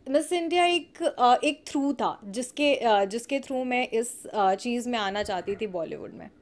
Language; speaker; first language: Hindi; native; Hindi